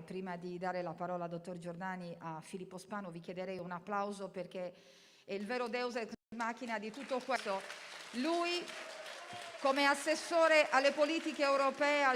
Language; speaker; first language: Italian; native; Italian